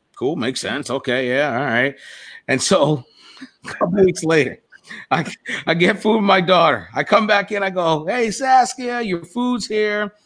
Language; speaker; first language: English; native; English